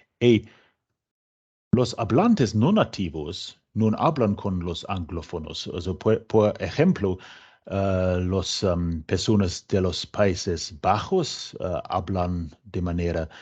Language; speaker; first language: Spanish; non-native, fluent; English